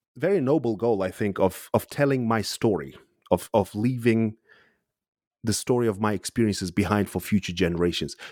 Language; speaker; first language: English; non-native, fluent; Uzbek